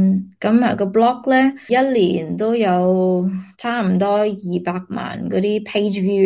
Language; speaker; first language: Cantonese; early bilingual, heritage; Cantonese